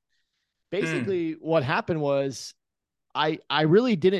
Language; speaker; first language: English; native; English